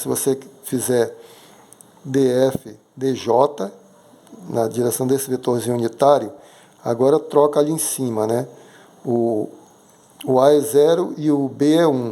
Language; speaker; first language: Portuguese; native; Portuguese